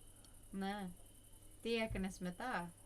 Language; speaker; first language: Greek; early bilingual, heritage; English